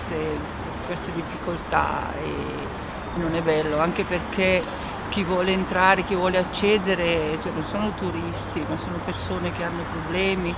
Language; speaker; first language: Italian; native; Italian